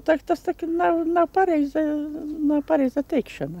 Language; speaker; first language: Latvian; native; Latvian